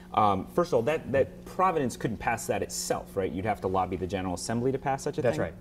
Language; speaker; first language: English; native; English